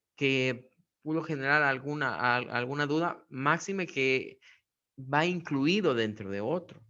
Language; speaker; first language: Spanish; native; Spanish